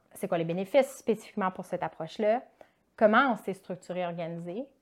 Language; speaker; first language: French; native; French